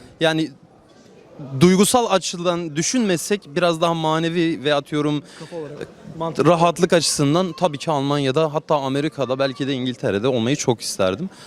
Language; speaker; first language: Turkish; native; Turkish